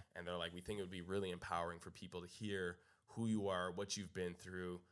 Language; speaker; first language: English; native; English